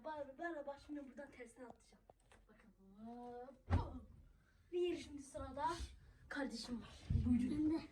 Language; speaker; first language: Turkish; early bilingual, other home language; Uyghur